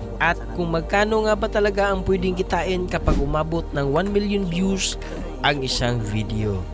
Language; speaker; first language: Filipino; non-native, local second language; Cebuano